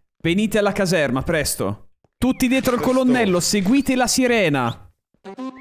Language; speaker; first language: Italian; native; Italian